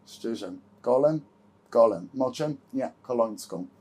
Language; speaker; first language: Polish; non-native, learner; English